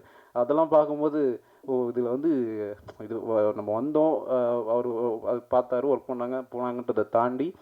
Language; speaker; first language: Tamil; native; Tamil